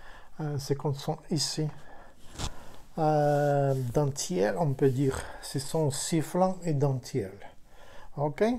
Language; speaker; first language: French; non-native, fluent; Ukrainian